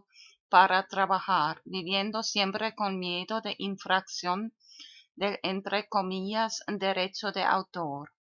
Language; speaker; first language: Spanish; non-native, fluent; German